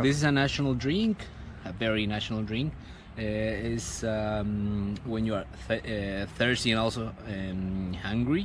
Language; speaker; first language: English; non-native, fluent; Spanish